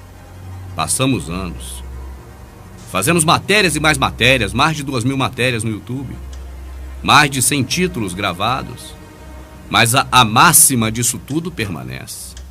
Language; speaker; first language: Portuguese; native; Portuguese